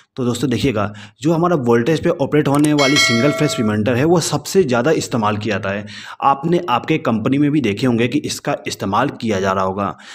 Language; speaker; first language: Hindi; native; Hindi